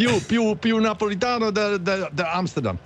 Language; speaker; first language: Italian; non-native, learner; Dutch